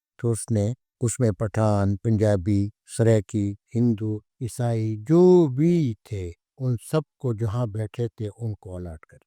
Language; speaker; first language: Urdu; non-native, local second language; Punjabi